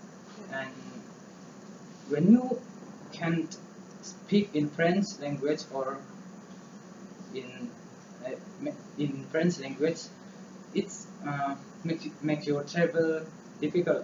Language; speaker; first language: English; non-native, learner; Malay